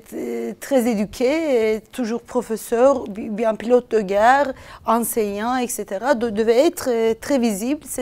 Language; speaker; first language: French; non-native, fluent; Turkish